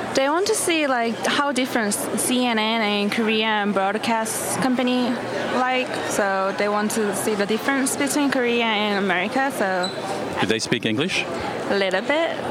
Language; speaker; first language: English; non-native, fluent; Korean